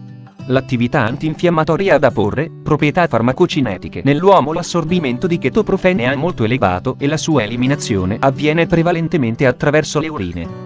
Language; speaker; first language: Italian; native; Italian